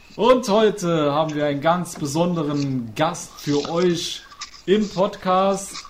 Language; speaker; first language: German; native; German